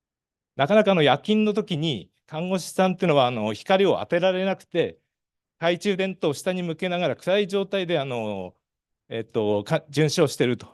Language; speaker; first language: Japanese; native; Japanese